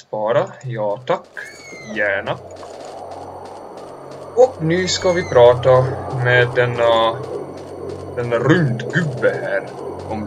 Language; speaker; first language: Swedish; non-native, learner; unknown